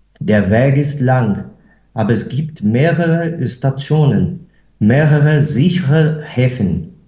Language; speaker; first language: German; non-native, fluent; Portuguese